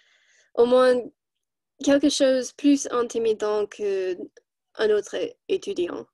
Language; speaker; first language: French; non-native, learner; English